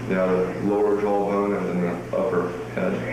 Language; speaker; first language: English; native; English